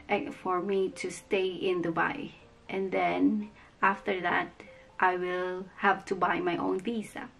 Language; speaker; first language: English; non-native, local second language; Filipino